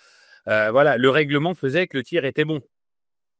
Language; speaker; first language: French; native; French